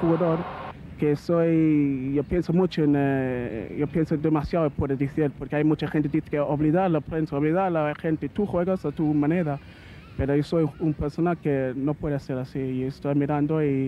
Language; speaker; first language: Spanish; non-native, learner; English